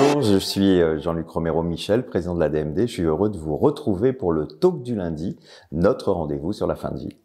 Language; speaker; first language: French; native; French